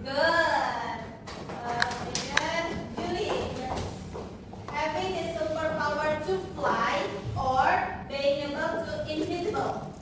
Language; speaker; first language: English; non-native, learner; Indonesian